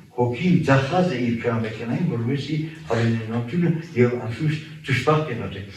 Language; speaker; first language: Armenian; early bilingual, heritage; Armenian